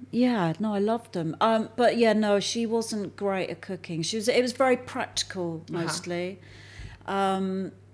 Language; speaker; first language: English; native; English